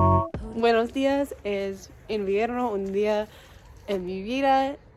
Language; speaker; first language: Spanish; non-native, learner; English